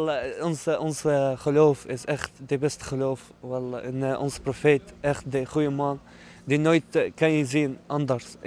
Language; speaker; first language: Dutch; non-native, learner; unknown